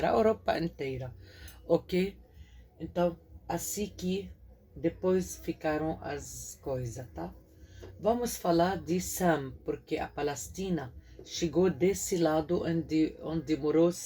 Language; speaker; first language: Portuguese; non-native, fluent; Arabic